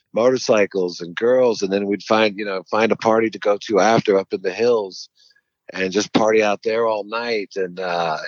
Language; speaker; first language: English; native; English